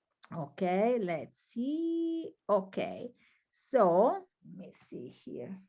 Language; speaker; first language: English; non-native, fluent; Italian